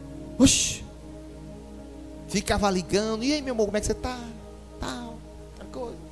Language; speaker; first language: Portuguese; native; Portuguese